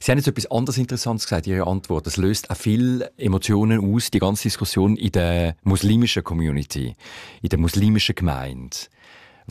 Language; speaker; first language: German; native; German